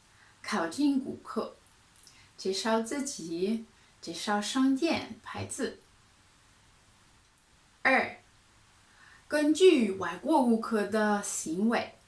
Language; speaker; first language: Chinese; non-native, fluent; French